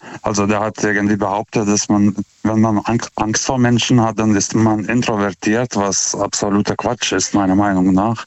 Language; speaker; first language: German; non-native, fluent; Lithuanian